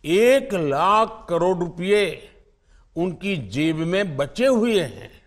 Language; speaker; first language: Hindi; non-native, local second language; Gujarati